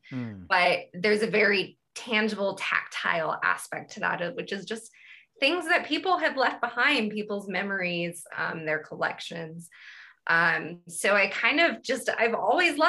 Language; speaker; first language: English; native; English